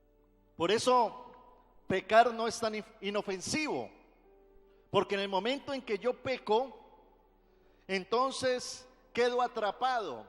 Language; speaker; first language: Spanish; native; Spanish